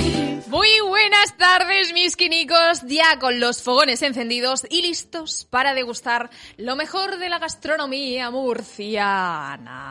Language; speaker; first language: Spanish; native; Spanish